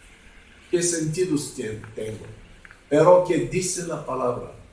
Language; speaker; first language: Spanish; non-native, fluent; Bulgarian